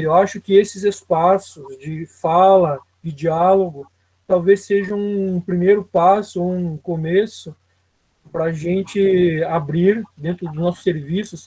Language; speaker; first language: Portuguese; native; Portuguese